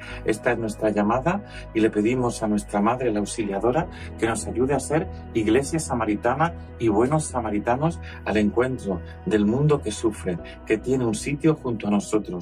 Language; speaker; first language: Spanish; native; Spanish